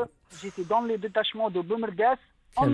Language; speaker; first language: French; non-native, local second language; Arabic